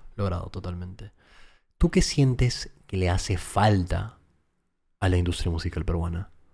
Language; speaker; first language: Spanish; native; Spanish